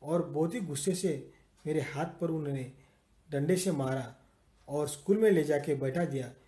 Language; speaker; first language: Hindi; non-native, local second language; Marathi